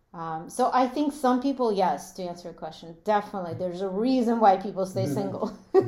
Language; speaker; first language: English; early bilingual, other home language; Latvian